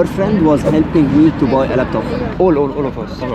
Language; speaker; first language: English; non-native, fluent; Arabic